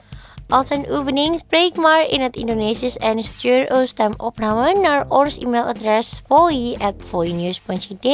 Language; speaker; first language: Dutch; non-native, learner; Indonesian